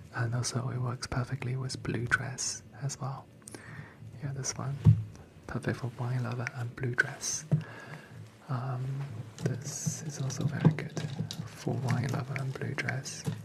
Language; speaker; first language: English; non-native, fluent; Chinese